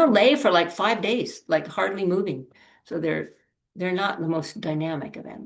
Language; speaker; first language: English; native; English